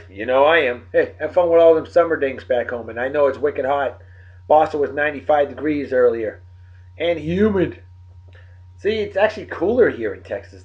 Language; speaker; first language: English; native; English